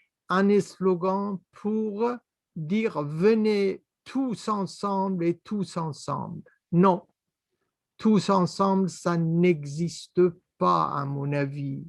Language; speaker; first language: French; non-native, fluent; Persian